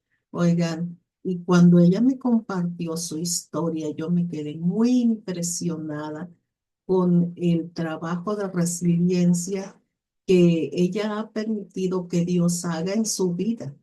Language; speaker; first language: Spanish; native; Spanish